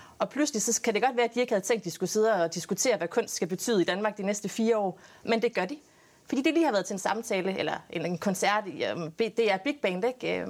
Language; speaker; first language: Danish; native; Danish